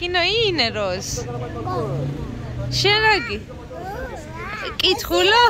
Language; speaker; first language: Georgian; native; Georgian